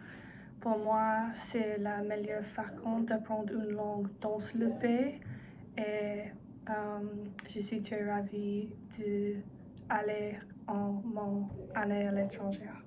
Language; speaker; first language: French; non-native, learner; English